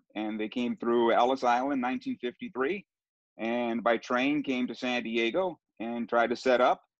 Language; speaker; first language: English; early bilingual, other home language; Sicilian